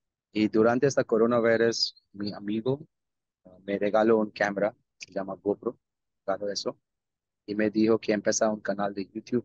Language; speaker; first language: Spanish; non-native, learner; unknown